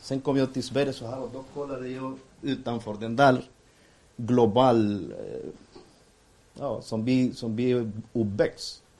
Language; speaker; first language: Swedish; non-native, fluent; Spanish